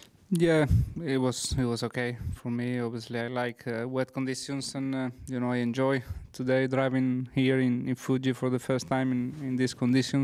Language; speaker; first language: English; non-native, fluent; Spanish